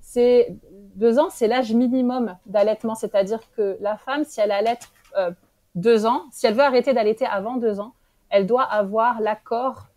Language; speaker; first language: French; native; French